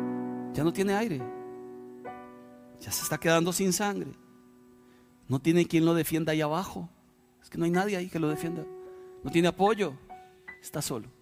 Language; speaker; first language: Spanish; native; Spanish